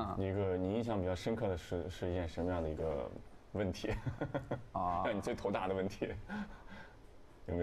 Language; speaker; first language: Chinese; native; Chinese